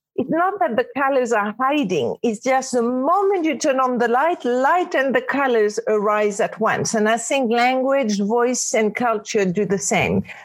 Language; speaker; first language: English; non-native, fluent; Arabic